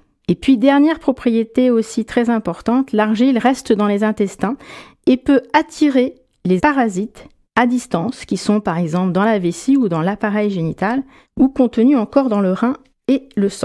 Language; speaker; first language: French; native; French